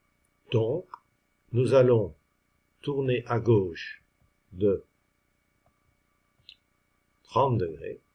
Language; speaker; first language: French; native; French